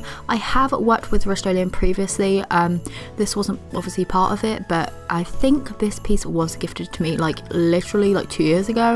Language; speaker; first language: English; native; English